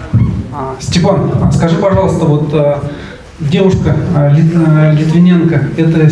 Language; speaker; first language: Russian; native; Russian